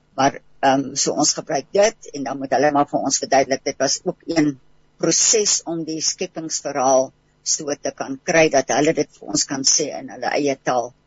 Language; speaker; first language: Afrikaans; native; Afrikaans